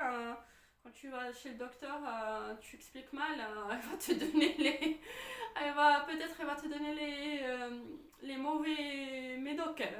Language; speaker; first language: French; non-native, fluent; Arabic